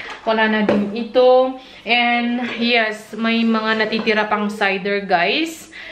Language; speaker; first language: Filipino; native; Filipino